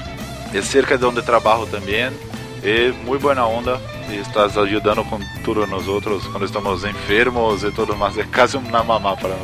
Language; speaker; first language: Spanish; non-native, learner; Portuguese